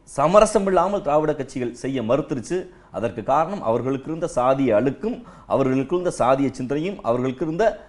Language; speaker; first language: Tamil; native; Tamil